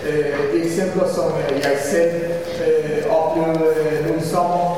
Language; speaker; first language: Danish; non-native, fluent; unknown